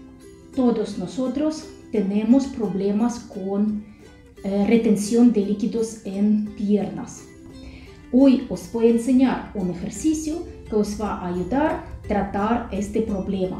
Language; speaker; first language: Spanish; non-native, fluent; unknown